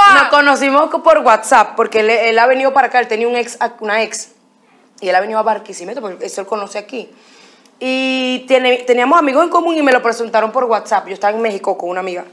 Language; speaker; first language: Spanish; native; Spanish